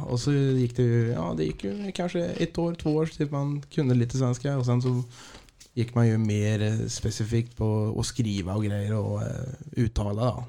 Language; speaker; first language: Swedish; early bilingual, other home language; Dutch